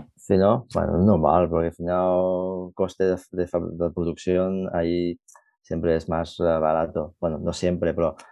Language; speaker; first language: Spanish; non-native, fluent; Chinese